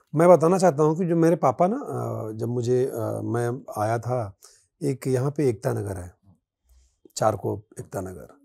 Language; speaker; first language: Hindi; native; Hindi